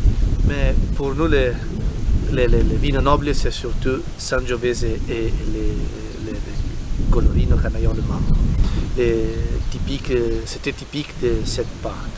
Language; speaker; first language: French; non-native, learner; Italian